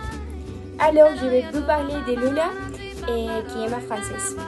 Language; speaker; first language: French; non-native, learner; Spanish